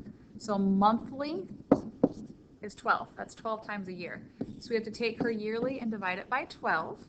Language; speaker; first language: English; native; English